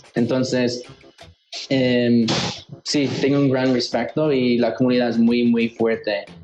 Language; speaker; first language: Spanish; early bilingual, heritage; Spanish